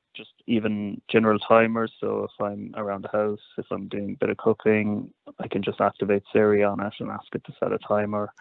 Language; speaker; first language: English; native; English